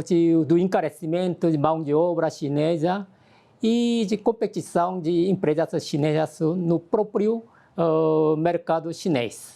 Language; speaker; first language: Portuguese; non-native, learner; Korean